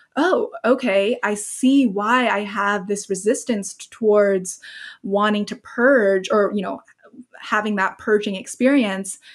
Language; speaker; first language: English; native; English